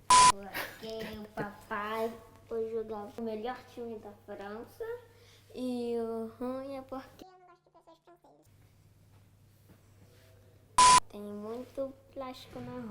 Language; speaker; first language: Portuguese; early bilingual, heritage; Portuguese